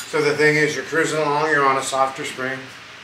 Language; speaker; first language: English; native; English